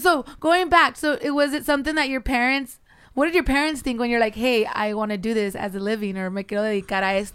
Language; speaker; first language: English; native; English